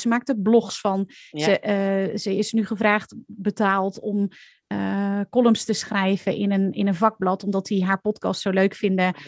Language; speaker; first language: Dutch; native; Dutch